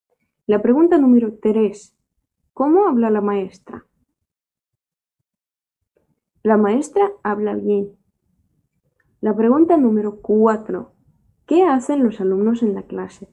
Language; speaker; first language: Spanish; non-native, fluent; Russian